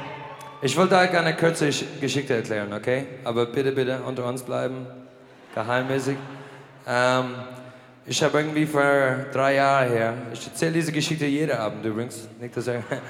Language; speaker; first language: German; non-native, learner; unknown